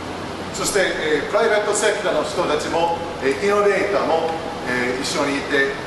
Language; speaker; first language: Japanese; non-native, learner; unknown